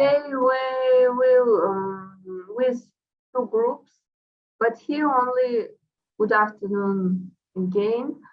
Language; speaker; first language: English; non-native, fluent; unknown